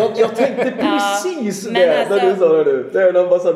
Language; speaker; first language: Swedish; native; Swedish